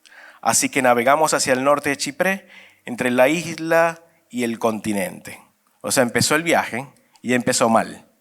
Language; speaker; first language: Spanish; native; Spanish